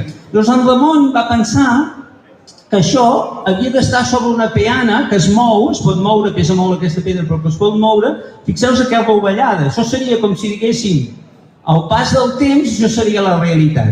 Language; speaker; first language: Catalan; native; Catalan